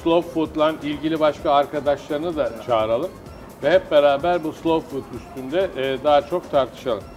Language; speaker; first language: Turkish; native; Turkish